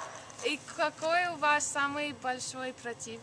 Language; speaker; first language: Russian; non-native, learner; English